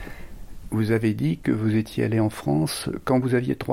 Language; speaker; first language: French; native; French